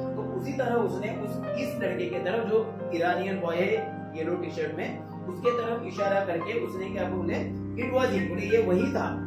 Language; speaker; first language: Hindi; native; Hindi